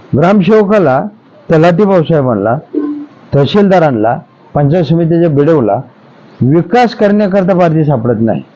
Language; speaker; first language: Marathi; non-native, local second language; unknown